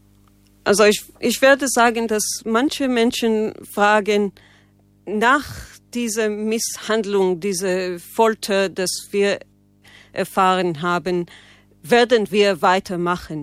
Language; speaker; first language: German; non-native, learner; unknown